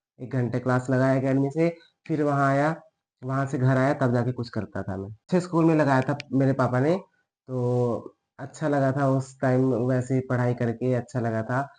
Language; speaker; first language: Hindi; native; Hindi